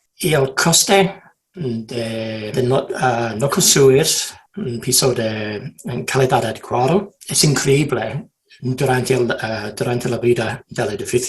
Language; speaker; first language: Spanish; non-native, fluent; English